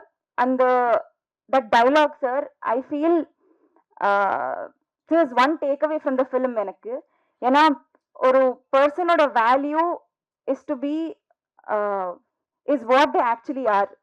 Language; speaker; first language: Tamil; non-native, learner; Telugu